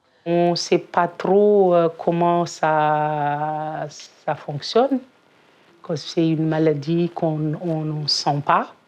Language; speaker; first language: French; non-native, local second language; Malagasy